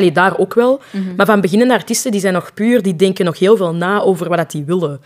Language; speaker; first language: Dutch; non-native, local second language; French